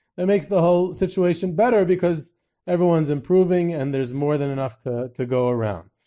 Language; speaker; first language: English; native; English